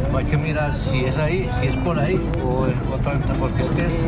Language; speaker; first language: Spanish; native; Spanish